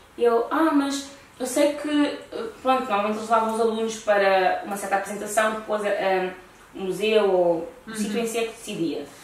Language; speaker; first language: Portuguese; native; Portuguese